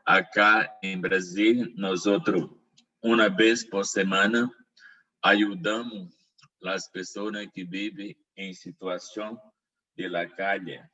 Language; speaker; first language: Portuguese; non-native, learner; Spanish